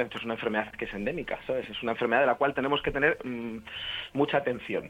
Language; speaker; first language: Spanish; native; Spanish